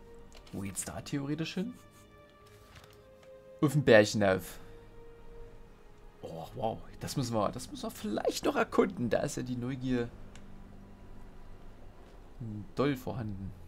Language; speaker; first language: German; native; German